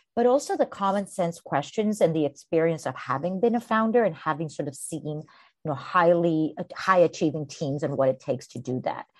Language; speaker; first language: English; early bilingual, heritage; Spanish